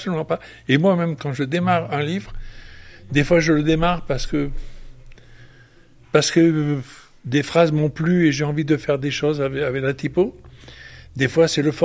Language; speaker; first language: French; native; French